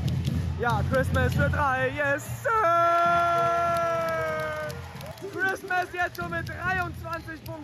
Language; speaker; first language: German; native; German